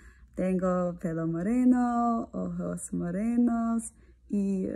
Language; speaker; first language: Spanish; non-native, learner; English